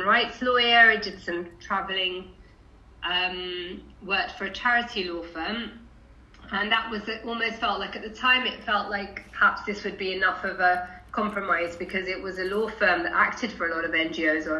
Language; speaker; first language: English; native; English